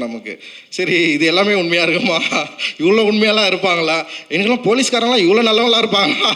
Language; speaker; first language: Tamil; native; Tamil